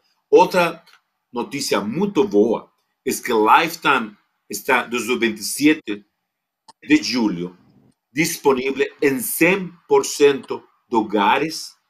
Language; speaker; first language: Portuguese; non-native, fluent; Spanish